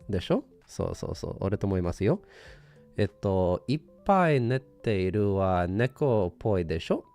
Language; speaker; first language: Japanese; non-native, learner; English